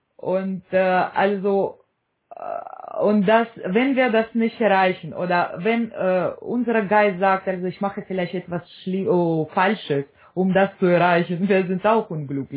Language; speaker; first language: German; non-native, fluent; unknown